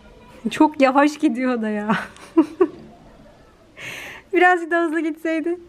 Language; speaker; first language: Turkish; early bilingual, heritage; Turkish